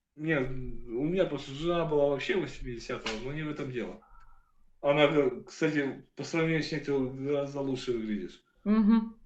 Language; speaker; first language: Russian; native; Russian